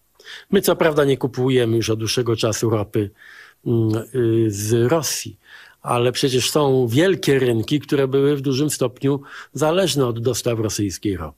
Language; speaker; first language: Polish; native; Polish